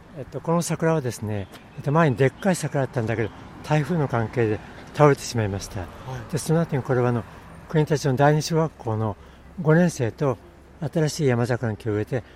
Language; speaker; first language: Japanese; native; Japanese